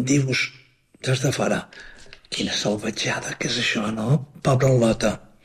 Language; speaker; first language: Catalan; native; Catalan